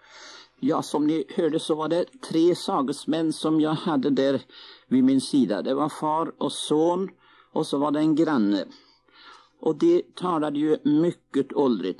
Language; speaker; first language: Swedish; native; Swedish